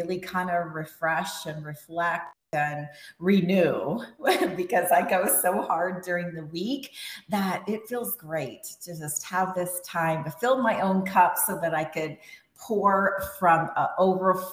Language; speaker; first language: English; native; English